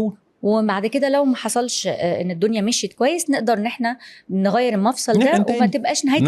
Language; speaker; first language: Arabic; native; Arabic